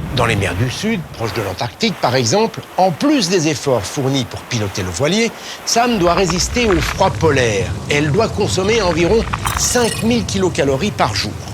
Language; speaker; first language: French; native; French